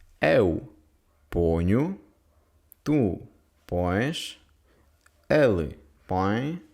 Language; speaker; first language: Portuguese; non-native, fluent; Ukrainian